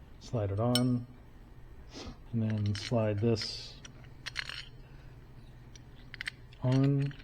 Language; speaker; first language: English; native; English